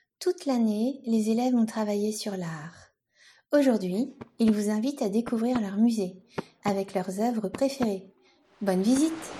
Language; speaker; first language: French; native; French